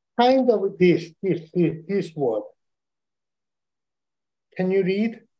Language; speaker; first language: English; non-native, learner; Chinese